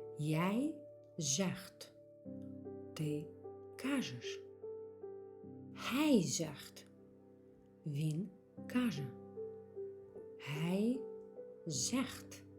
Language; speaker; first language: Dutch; non-native, fluent; Ukrainian